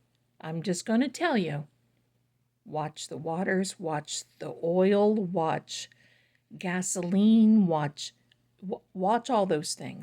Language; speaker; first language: English; native; English